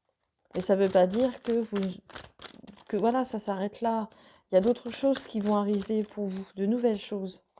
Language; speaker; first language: French; native; French